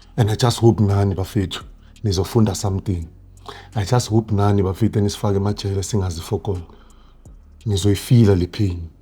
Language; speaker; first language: Zulu; native; Zulu